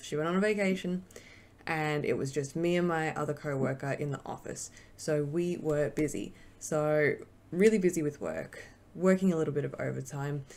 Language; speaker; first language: English; native; English